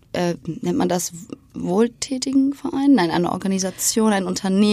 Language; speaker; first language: German; native; German